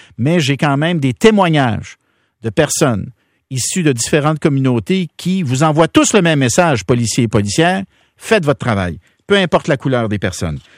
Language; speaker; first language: French; native; French